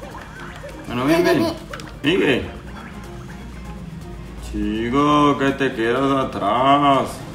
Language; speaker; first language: Spanish; native; Spanish